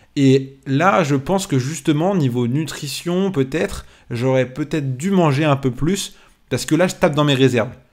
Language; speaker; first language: French; native; French